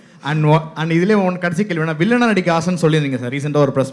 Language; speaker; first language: Tamil; native; Tamil